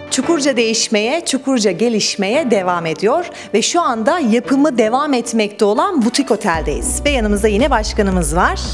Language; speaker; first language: Turkish; native; Turkish